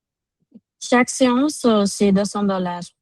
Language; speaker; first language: French; non-native, fluent; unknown